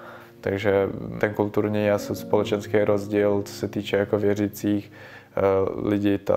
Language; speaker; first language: Czech; early bilingual, other home language; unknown